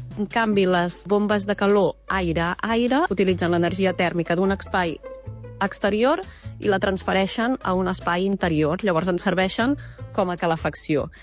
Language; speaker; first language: Catalan; native; Catalan